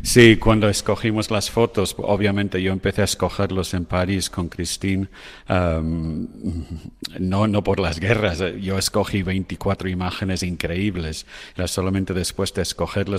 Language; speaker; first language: Spanish; non-native, fluent; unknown